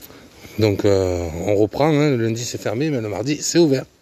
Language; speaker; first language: French; native; French